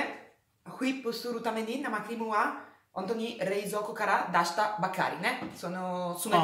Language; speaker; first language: Japanese; non-native, learner; Italian